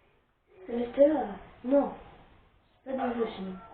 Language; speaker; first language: French; native; French